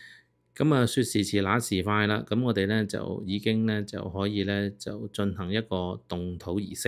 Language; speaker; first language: Cantonese; native; Cantonese